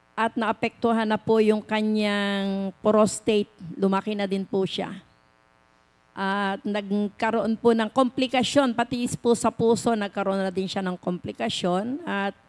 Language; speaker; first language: Filipino; native; Filipino